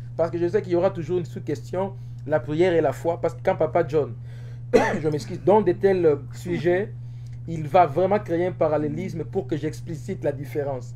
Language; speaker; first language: French; non-native, local second language; Lingala